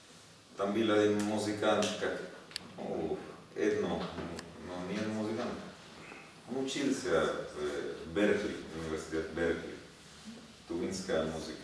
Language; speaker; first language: Russian; non-native, learner; Spanish